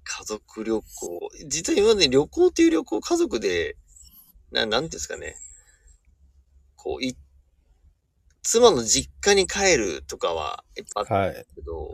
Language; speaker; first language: Japanese; native; Japanese